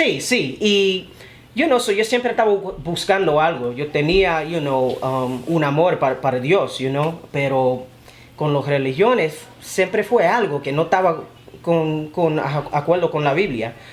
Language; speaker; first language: Spanish; early bilingual, heritage; Spanish